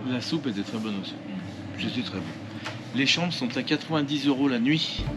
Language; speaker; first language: French; native; French